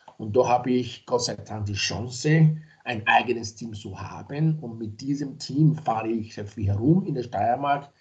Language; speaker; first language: German; non-native, fluent; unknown